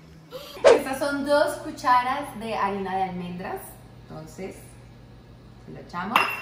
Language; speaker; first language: Spanish; native; Spanish